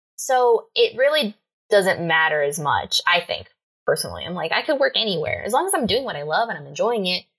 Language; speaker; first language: English; native; English